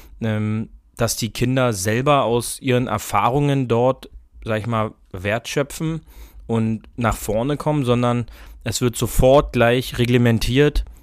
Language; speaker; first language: German; native; German